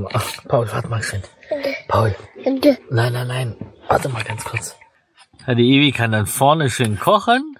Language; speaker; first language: German; native; German